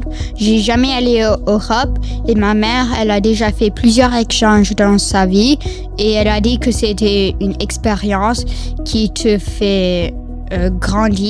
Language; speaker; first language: French; non-native, local second language; English